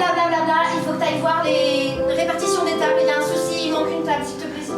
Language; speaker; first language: French; native; French